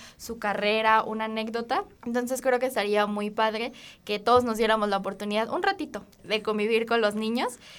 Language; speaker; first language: Spanish; native; Spanish